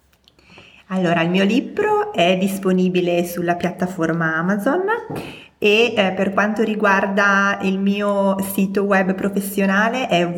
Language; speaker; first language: Italian; native; Italian